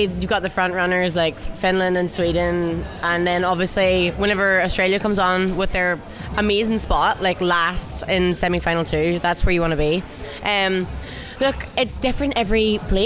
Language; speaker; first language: English; native; English